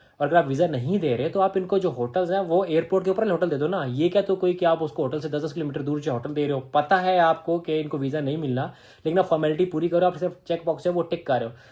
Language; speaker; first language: Urdu; native; Urdu